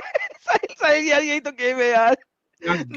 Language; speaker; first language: Hindi; native; Hindi